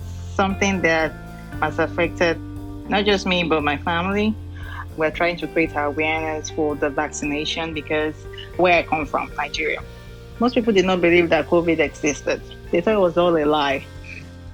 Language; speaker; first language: English; non-native, local second language; Yoruba